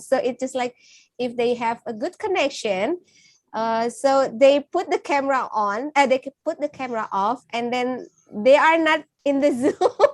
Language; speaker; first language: English; non-native, fluent; Indonesian